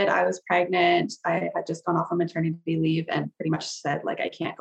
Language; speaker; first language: English; native; English